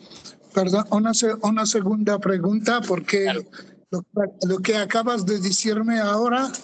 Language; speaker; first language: Spanish; non-native, fluent; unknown